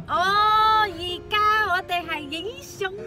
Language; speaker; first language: Cantonese; non-native, learner; Chinese